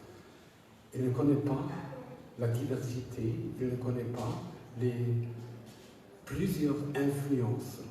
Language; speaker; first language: French; non-native, learner; German